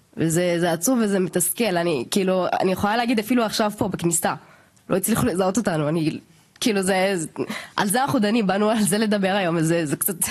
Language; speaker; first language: Hebrew; early bilingual, other home language; Tigrinya